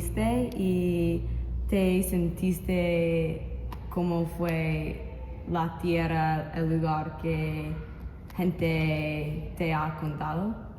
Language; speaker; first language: Spanish; non-native, learner; English